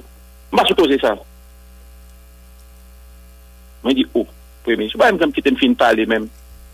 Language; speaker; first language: French; non-native, local second language; Haitian Creole